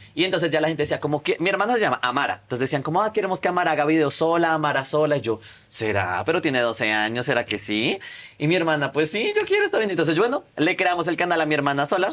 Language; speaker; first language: Spanish; native; Spanish